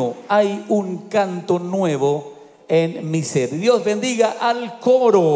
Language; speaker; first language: Spanish; native; Spanish